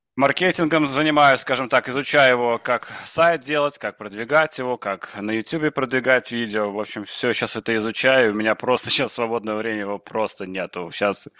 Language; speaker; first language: Russian; non-native, local second language; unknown